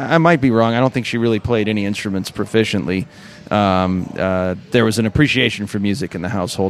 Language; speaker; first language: English; early bilingual, other home language; Russian